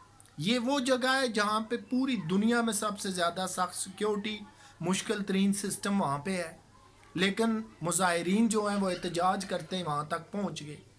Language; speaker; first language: Urdu; native; Urdu